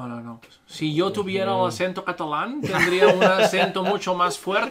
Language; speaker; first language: Spanish; native; Spanish